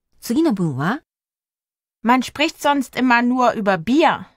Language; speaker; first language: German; non-native, fluent; Japanese